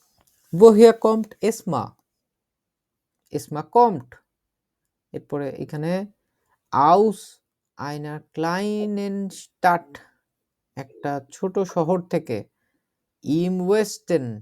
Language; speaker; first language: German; non-native, learner; Bangla